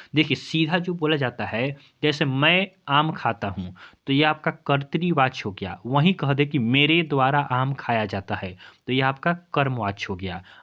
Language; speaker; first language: Hindi; native; Hindi